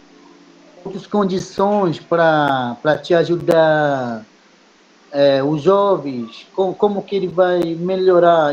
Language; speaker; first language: Portuguese; non-native, local second language; Kayapó